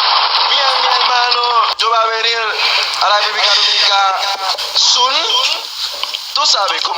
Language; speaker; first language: Spanish; non-native, learner; Haitian Creole